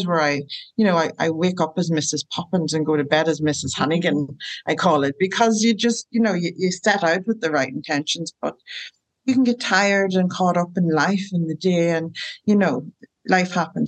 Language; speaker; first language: English; native; English